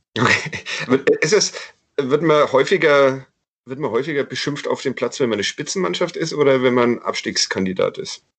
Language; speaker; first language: German; native; German